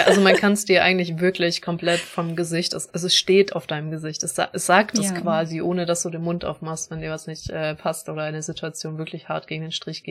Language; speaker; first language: German; native; German